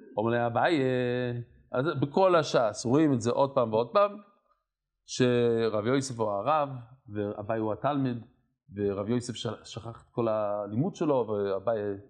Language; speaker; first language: Hebrew; non-native, fluent; English